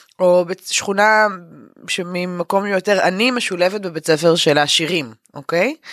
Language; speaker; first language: Hebrew; native; Hebrew